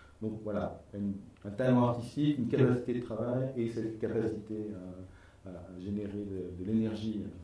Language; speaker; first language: French; native; French